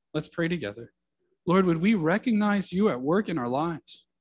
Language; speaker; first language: English; native; English